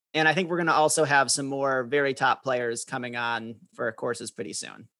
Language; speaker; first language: English; native; English